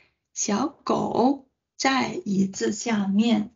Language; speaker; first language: Chinese; non-native, fluent; Indonesian